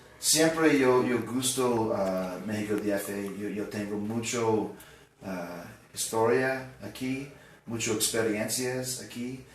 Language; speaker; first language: Spanish; non-native, learner; English